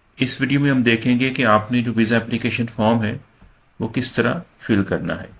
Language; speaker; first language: Urdu; non-native, local second language; Punjabi